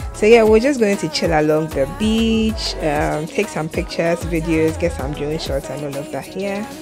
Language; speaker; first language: English; non-native, local second language; Akan